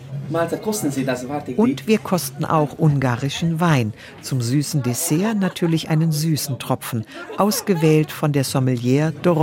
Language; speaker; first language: German; native; German